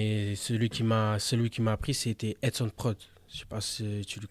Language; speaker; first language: French; early bilingual, other home language; Portuguese